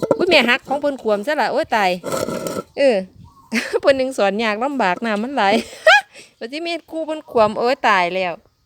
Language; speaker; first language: Thai; native; Thai